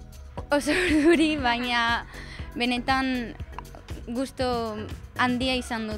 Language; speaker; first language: Basque; non-native, local second language; Spanish